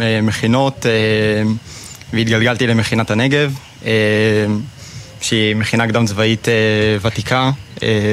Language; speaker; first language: Hebrew; native; Hebrew